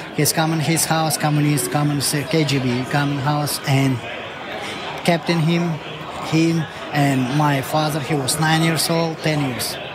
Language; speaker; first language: English; non-native, learner; Ukrainian